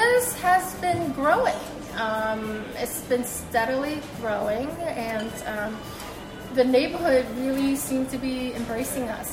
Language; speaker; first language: English; early bilingual, other home language; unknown